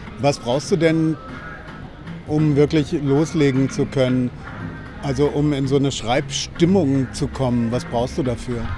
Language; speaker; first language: German; native; German